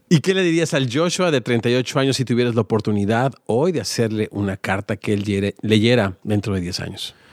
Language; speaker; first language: Spanish; native; Spanish